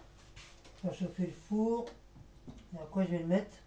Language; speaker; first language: French; native; French